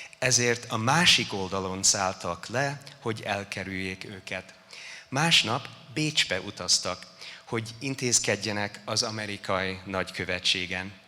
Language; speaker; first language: Hungarian; non-native, fluent; English